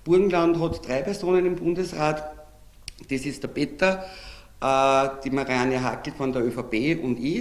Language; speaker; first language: German; native; German